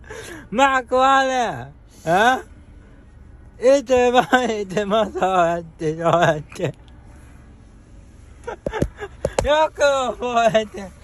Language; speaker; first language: Japanese; native; Japanese